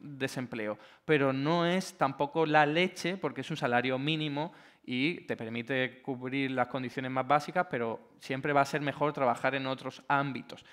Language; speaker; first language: Spanish; native; Spanish